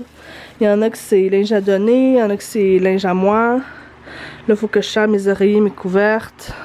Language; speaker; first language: French; native; French